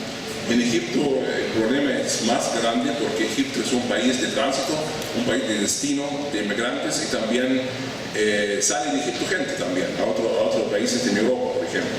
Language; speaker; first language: Spanish; non-native, fluent; Arabic